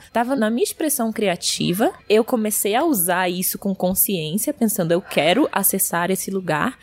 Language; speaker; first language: Portuguese; early bilingual, heritage; Portuguese